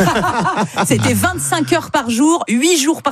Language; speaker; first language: French; native; French